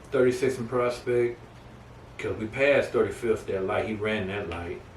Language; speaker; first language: English; native; English